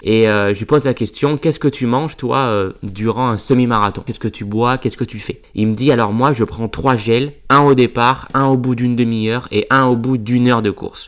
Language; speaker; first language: French; native; French